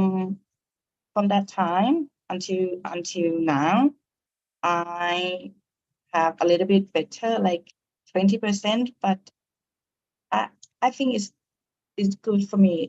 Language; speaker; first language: English; non-native, learner; Thai